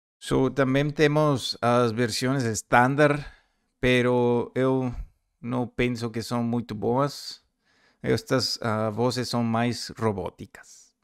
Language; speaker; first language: Portuguese; non-native, learner; Spanish